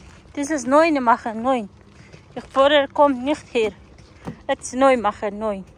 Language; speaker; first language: German; non-native, learner; Persian